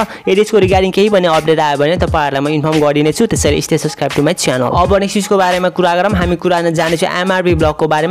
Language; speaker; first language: Nepali; native; Nepali